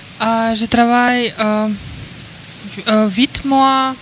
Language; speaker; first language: French; non-native, learner; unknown